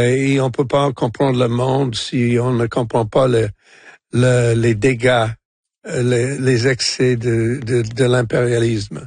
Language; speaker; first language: French; non-native, local second language; English